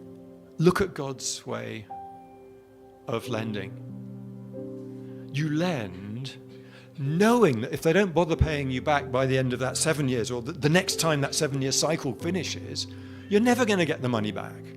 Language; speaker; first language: English; native; English